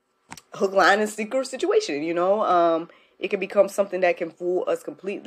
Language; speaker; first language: English; native; English